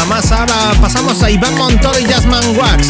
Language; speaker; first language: Spanish; native; Spanish